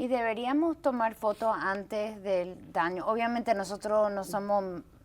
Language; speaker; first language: Spanish; early bilingual, heritage; Spanish